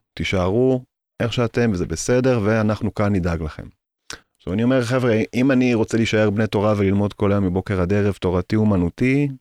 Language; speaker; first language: Hebrew; native; Hebrew